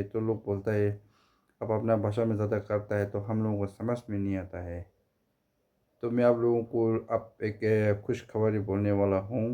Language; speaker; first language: Hindi; non-native, fluent; Tibetan